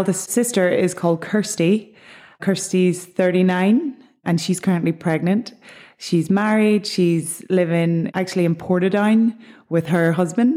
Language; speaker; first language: English; native; English